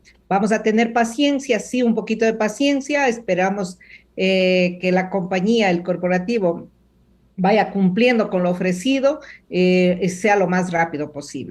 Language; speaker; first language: Spanish; native; Spanish